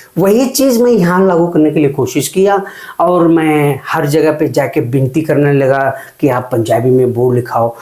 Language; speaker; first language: Hindi; non-native, local second language; Kannada